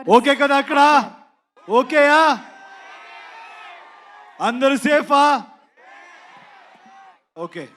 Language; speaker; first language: Telugu; non-native, learner; Kannada